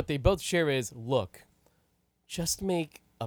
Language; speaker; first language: English; native; English